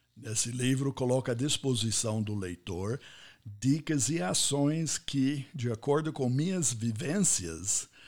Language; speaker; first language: Portuguese; non-native, fluent; English